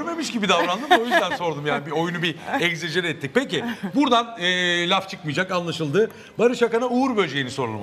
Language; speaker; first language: Turkish; native; Turkish